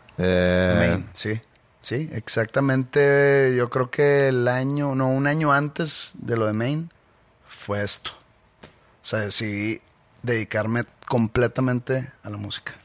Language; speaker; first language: Spanish; native; Spanish